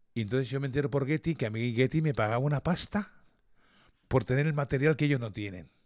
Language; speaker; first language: Spanish; early bilingual, other home language; English